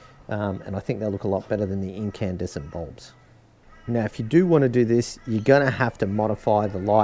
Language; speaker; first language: English; native; English